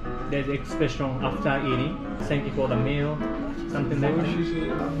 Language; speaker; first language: English; non-native, fluent; Japanese